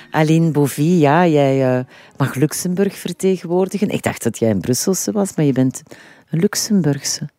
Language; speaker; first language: Dutch; native; Dutch